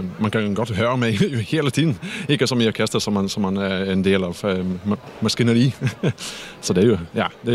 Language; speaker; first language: Danish; non-native, fluent; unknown